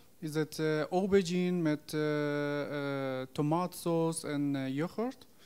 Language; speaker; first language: Dutch; non-native, learner; Persian